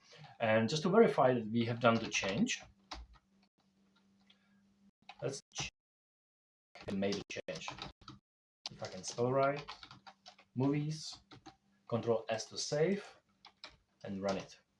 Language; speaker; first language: English; non-native, fluent; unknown